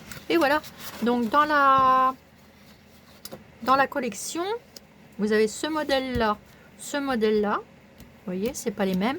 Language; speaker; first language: French; native; French